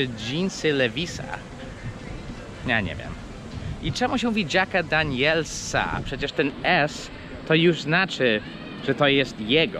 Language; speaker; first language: Polish; early bilingual, heritage; English